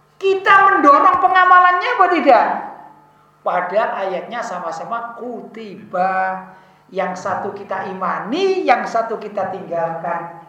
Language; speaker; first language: Indonesian; non-native, local second language; Javanese